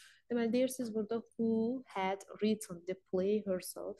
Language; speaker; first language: English; non-native, fluent; Azerbaijani